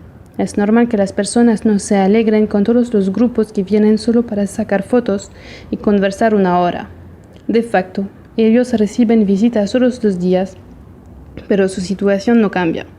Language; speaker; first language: Spanish; non-native, fluent; Portuguese